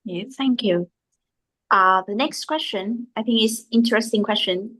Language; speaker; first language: English; non-native, fluent; Vietnamese